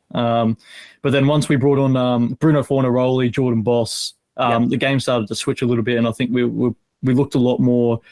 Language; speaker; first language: English; native; English